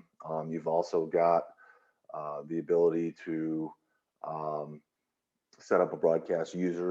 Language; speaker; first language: English; native; English